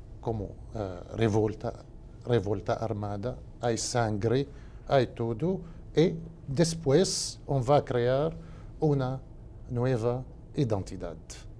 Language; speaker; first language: Portuguese; non-native, learner; Arabic